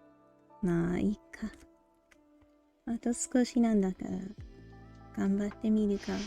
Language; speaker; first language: Japanese; non-native, learner; English